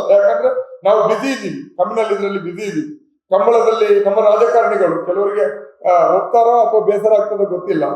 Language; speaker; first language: Kannada; non-native, local second language; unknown